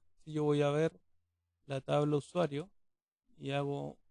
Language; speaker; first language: Spanish; native; Spanish